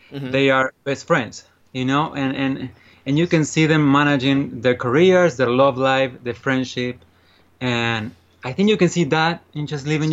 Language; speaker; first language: English; non-native, fluent; Spanish